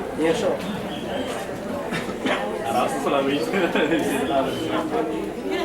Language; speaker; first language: English; native; English